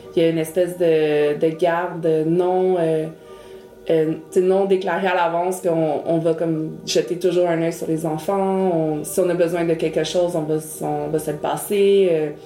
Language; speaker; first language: French; early bilingual, other home language; Spanish